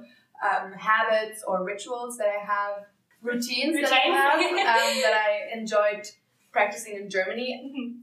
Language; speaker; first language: English; non-native, fluent; German